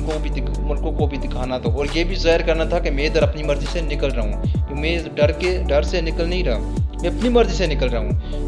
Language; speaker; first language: Hindi; non-native, local second language; Punjabi